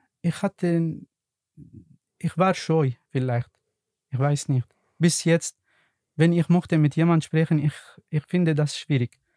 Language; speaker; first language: German; non-native, learner; Arabic